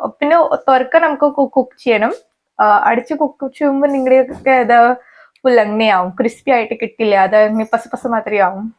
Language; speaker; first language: Malayalam; non-native, learner; Hindi